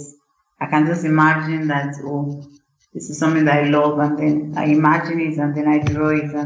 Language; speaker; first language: English; non-native, local second language; Yoruba